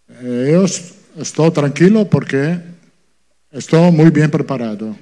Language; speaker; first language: Portuguese; non-native, fluent; Italian